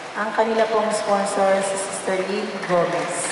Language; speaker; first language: Filipino; native; Filipino